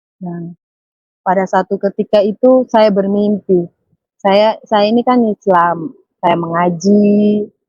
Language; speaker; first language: Indonesian; native; Indonesian